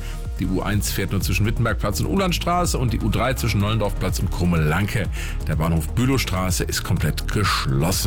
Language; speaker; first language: German; native; German